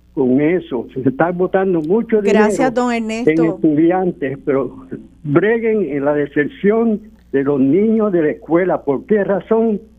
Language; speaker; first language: Spanish; native; Spanish